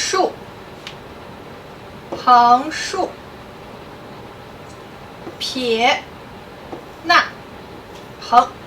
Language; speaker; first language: Chinese; non-native, fluent; English